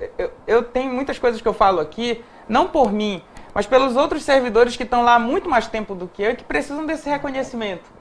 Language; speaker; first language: Portuguese; native; Portuguese